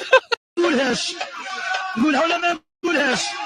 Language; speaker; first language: Arabic; native; Arabic